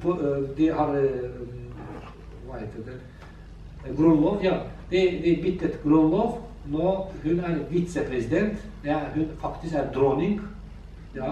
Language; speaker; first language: Norwegian; non-native, learner; Azerbaijani